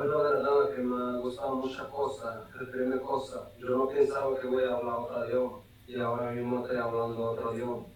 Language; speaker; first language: Spanish; non-native, learner; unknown